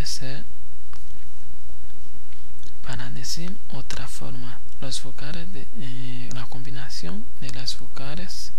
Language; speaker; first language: Spanish; non-native, fluent; Haitian Creole